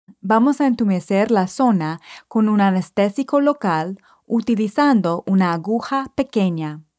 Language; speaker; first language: Spanish; non-native, fluent; English